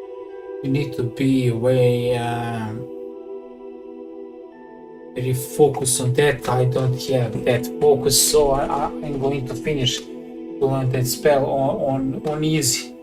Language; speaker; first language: English; non-native, fluent; Serbian